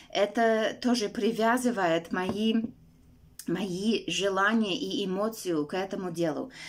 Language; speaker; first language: Russian; non-native, fluent; English